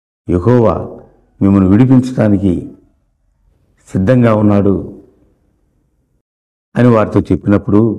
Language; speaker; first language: Telugu; native; Telugu